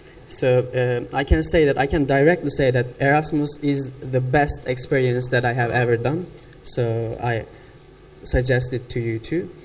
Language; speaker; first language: English; non-native, fluent; Turkish